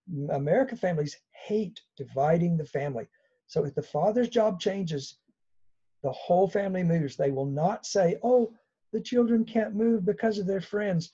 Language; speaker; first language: English; native; English